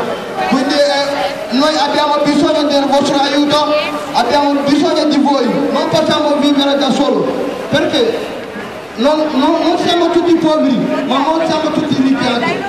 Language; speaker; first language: Italian; non-native, learner; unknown